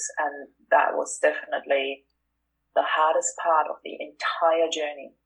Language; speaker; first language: English; non-native, fluent; German